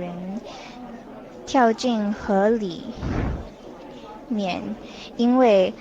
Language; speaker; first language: Chinese; non-native, learner; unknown